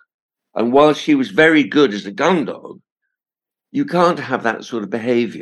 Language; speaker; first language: English; native; English